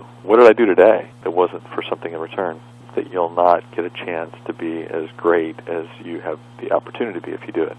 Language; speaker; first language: English; native; English